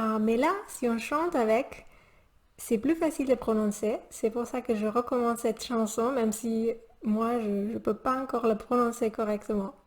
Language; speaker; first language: French; non-native, learner; Spanish